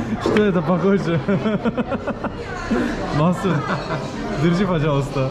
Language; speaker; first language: Russian; non-native, learner; Turkish